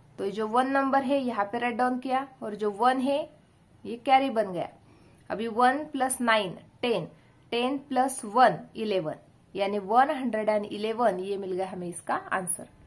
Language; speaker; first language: Hindi; non-native, local second language; Marathi